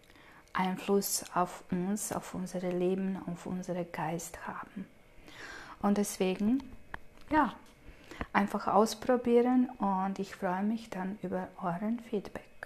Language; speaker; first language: German; non-native, fluent; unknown